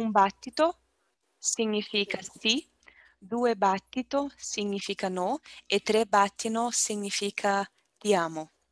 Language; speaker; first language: Italian; non-native, learner; Portuguese